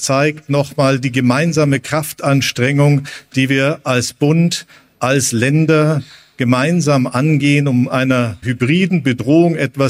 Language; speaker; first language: German; native; German